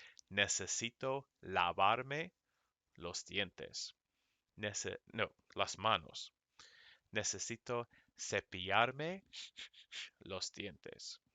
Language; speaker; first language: Spanish; non-native, fluent; English